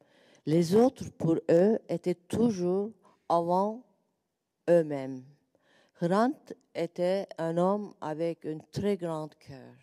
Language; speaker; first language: French; non-native, learner; Turkish